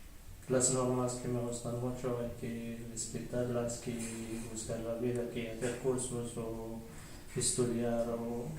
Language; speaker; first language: Spanish; non-native, learner; Arabic